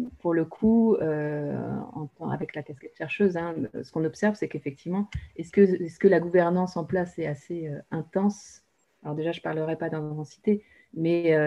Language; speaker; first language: French; native; French